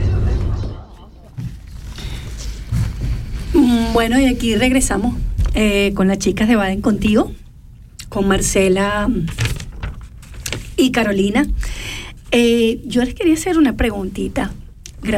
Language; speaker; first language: Spanish; native; Spanish